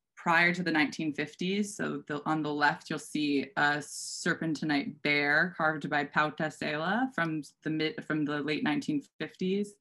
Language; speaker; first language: English; native; English